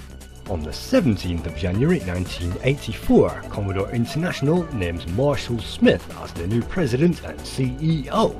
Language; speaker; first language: English; native; English